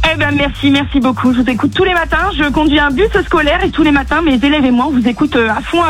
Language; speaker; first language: French; native; French